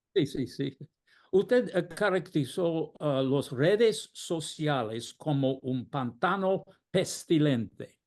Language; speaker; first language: Spanish; non-native, fluent; English